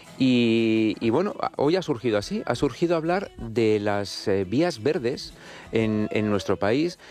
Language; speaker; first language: Spanish; native; Spanish